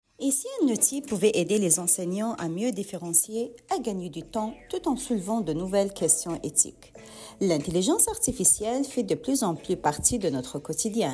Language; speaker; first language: French; native; French